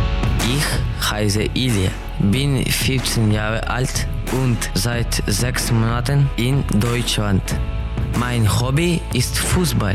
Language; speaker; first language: German; non-native, learner; Ukrainian